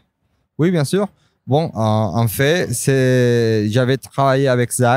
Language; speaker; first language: French; non-native, fluent; Spanish